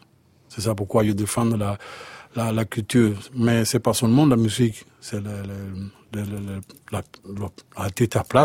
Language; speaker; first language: French; non-native, learner; Spanish